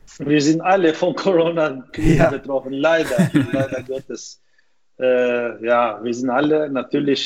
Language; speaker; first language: German; non-native, fluent; Albanian